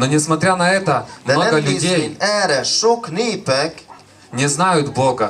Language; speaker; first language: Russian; non-native, local second language; Ukrainian